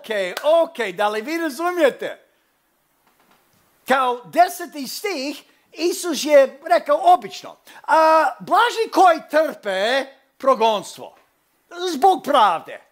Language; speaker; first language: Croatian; early bilingual, heritage; Croatian